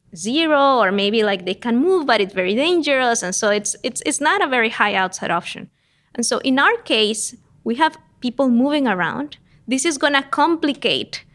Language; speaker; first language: English; non-native, fluent; Spanish